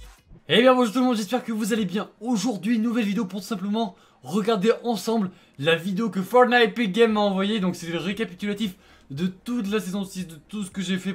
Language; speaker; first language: French; native; French